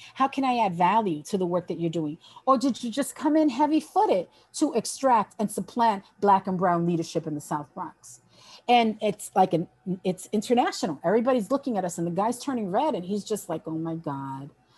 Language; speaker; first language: English; early bilingual, other home language; Spanish